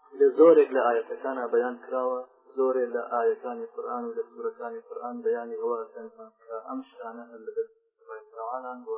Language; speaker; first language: Central Kurdish; non-native, local second language; Gurani